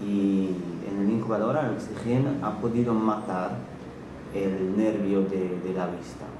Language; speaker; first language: Spanish; non-native, fluent; Hungarian